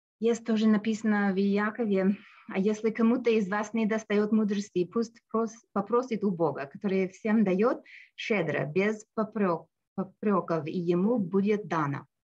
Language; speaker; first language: Russian; non-native, fluent; English